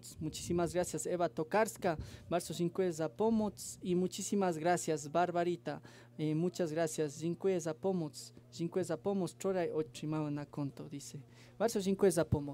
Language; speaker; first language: Polish; non-native, fluent; Spanish